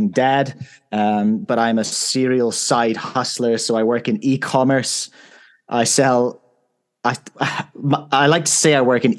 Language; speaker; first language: English; native; English